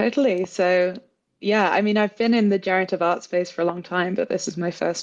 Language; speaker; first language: English; native; English